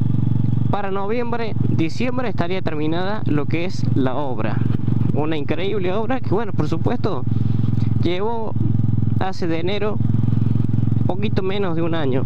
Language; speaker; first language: Spanish; native; Spanish